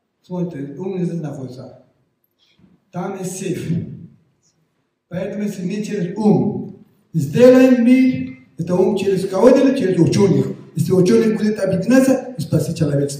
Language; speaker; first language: Russian; non-native, learner; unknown